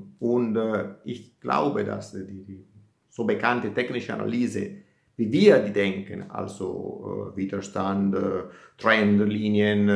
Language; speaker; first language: German; non-native, fluent; Italian